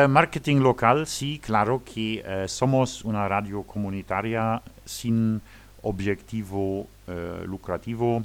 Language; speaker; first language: Spanish; non-native, learner; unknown